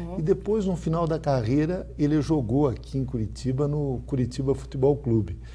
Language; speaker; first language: Portuguese; native; Portuguese